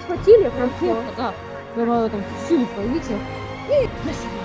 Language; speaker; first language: Russian; native; Russian